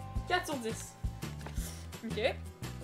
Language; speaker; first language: French; native; French